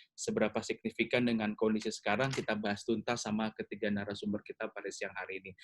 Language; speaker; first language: Indonesian; native; Indonesian